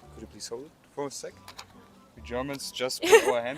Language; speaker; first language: English; non-native, learner; German